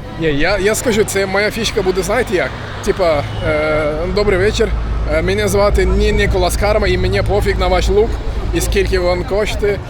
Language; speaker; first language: Ukrainian; non-native, fluent; Turkish